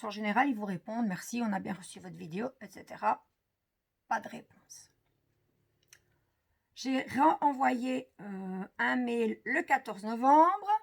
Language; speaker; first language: French; native; French